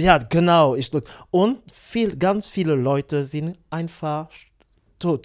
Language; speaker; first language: German; non-native, learner; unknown